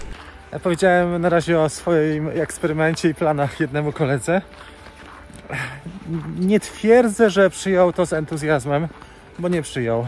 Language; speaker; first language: Polish; native; Polish